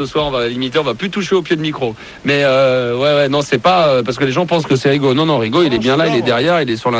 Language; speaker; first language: French; native; French